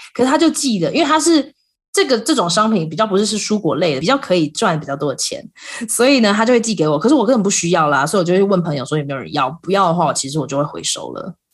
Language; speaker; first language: Chinese; native; Chinese